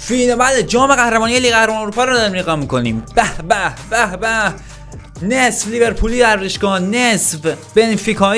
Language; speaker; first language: Persian; native; Persian